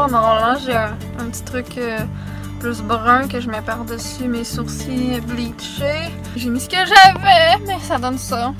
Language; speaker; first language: French; native; French